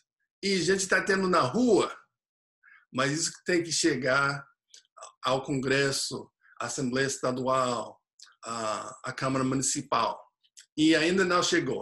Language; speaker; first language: Portuguese; non-native, fluent; English